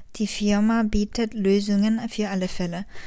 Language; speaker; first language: German; non-native, fluent; Korean